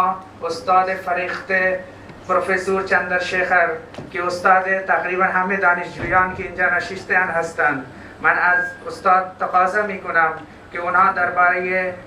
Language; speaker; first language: Persian; non-native, fluent; Hindi